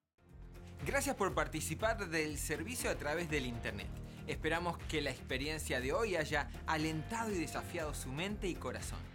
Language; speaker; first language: Spanish; native; Spanish